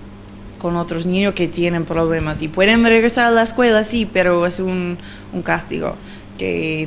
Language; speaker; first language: Spanish; non-native, learner; English